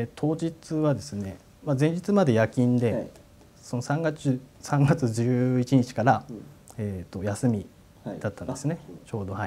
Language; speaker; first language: Japanese; native; Japanese